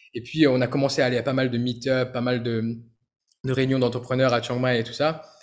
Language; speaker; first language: French; native; French